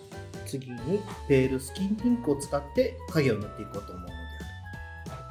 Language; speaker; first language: Japanese; native; Japanese